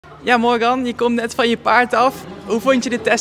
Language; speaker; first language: Dutch; native; Dutch